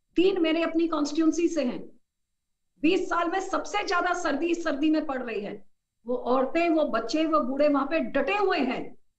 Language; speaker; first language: Hindi; non-native, local second language; Punjabi